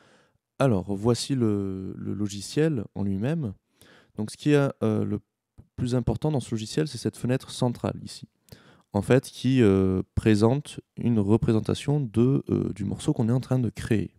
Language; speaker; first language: French; native; French